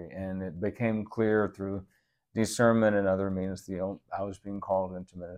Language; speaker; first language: English; native; English